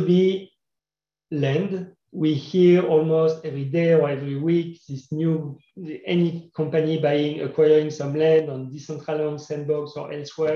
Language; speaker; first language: English; non-native, fluent; French